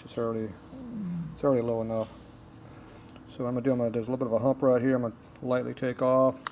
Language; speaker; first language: English; native; English